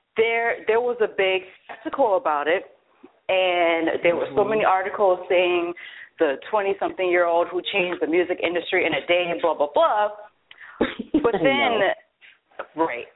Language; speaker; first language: English; native; English